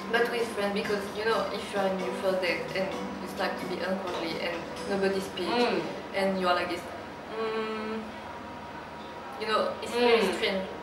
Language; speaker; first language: English; non-native, learner; French